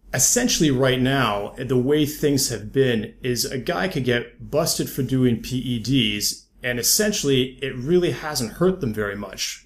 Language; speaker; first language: English; native; English